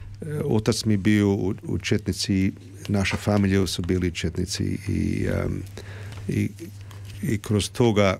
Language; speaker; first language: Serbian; early bilingual, heritage; Serbian